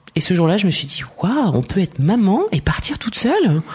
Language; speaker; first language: French; native; French